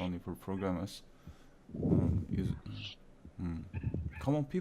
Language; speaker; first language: English; non-native, learner; Korean